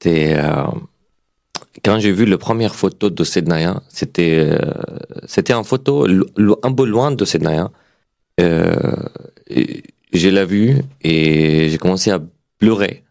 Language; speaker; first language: French; non-native, fluent; Arabic